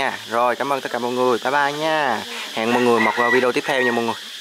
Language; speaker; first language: Vietnamese; native; Vietnamese